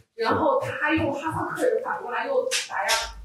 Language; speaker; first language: Chinese; non-native, local second language; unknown